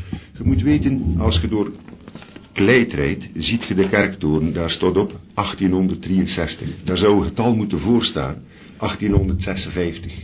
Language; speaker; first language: Dutch; native; Dutch